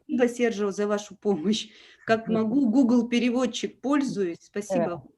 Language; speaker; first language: Russian; native; Russian